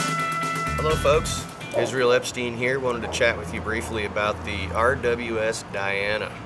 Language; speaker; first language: English; native; English